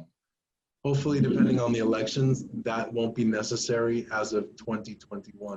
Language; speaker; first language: English; native; English